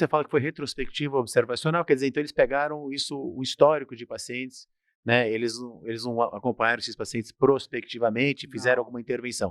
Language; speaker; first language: Portuguese; native; Portuguese